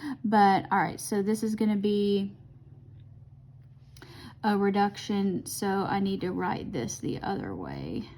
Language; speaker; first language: English; native; English